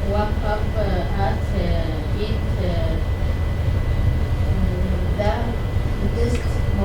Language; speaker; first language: English; non-native, learner; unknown